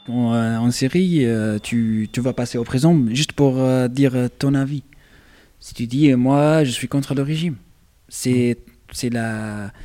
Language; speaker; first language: French; non-native, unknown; Arabic